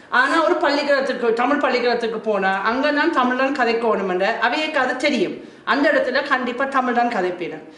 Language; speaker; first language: Tamil; non-native, fluent; German